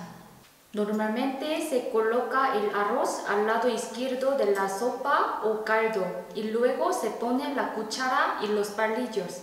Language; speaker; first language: Spanish; non-native, fluent; Korean